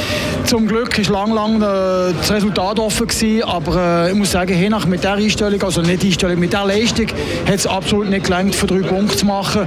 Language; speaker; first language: German; native; German